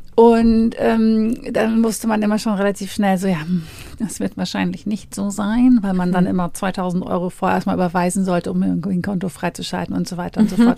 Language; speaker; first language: German; native; German